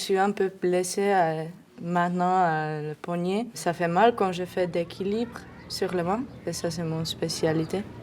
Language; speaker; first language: French; non-native, fluent; Finnish